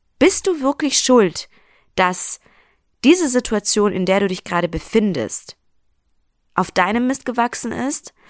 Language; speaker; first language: German; early bilingual, other home language; Persian